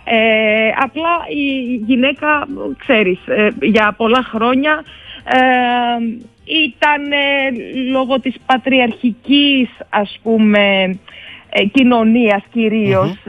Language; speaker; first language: Greek; non-native, fluent; Georgian